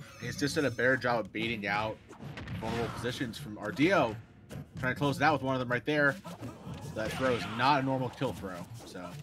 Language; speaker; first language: English; native; English